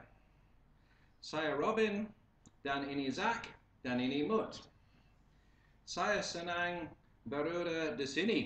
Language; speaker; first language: Indonesian; non-native, learner; English